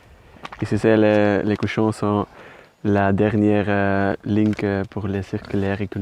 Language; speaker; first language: French; non-native, learner; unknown